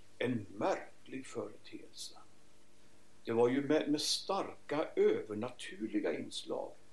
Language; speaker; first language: Swedish; native; Swedish